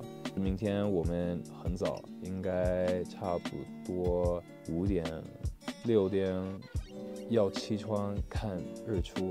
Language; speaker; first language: Chinese; non-native, fluent; English